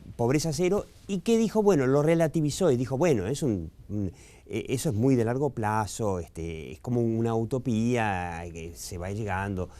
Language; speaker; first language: Spanish; native; Spanish